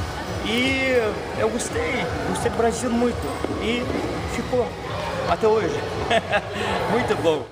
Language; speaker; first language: Portuguese; non-native, learner; Russian